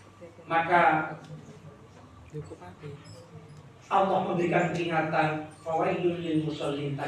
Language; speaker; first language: Indonesian; native; Indonesian